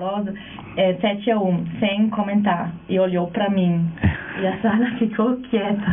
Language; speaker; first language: Portuguese; non-native, fluent; German